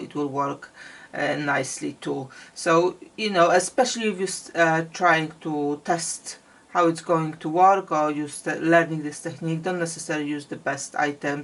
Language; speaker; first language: English; non-native, fluent; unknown